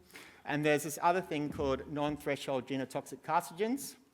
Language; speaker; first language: English; native; English